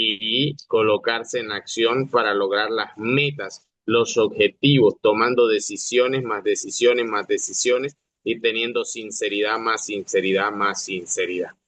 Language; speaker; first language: Spanish; native; Spanish